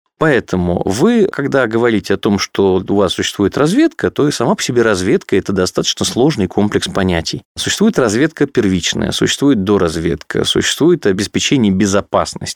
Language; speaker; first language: Russian; native; Russian